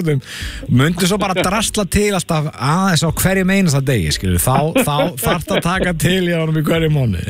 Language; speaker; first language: Icelandic; native; Icelandic